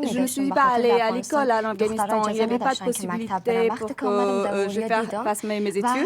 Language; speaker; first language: French; non-native, learner; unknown